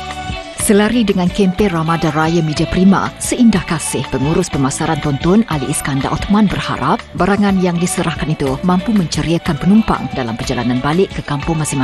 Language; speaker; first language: Malay; native; Malay